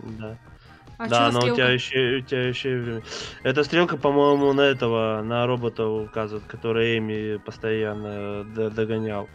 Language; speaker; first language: Russian; native; Russian